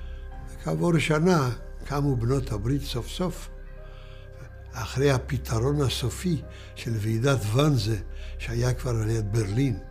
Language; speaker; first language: Hebrew; early bilingual, other home language; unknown